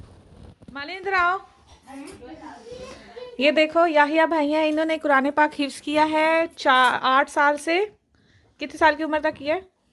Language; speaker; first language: Hindi; native; Hindi